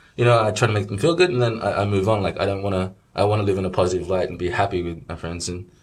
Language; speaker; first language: English; native; English